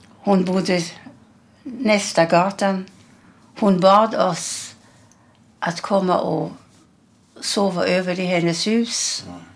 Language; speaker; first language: Swedish; early bilingual, other home language; German